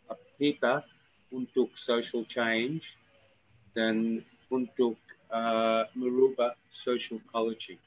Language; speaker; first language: Indonesian; non-native, fluent; English